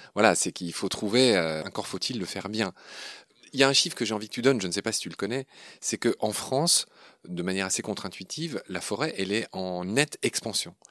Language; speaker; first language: French; native; French